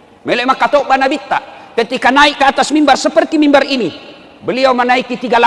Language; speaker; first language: Indonesian; non-native, local second language; Buginese